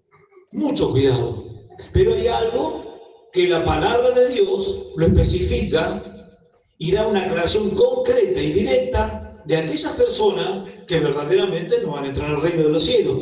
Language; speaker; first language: Spanish; native; Spanish